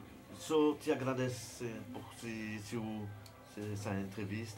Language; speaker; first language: Portuguese; non-native, learner; French